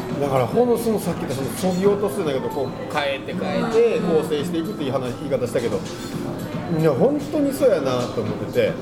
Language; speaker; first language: Japanese; native; Japanese